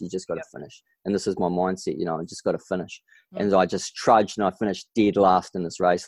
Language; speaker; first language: English; native; English